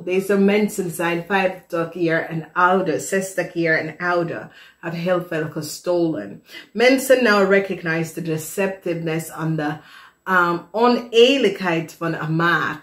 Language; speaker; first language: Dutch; non-native, fluent; English